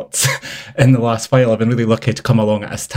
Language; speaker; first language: English; native; English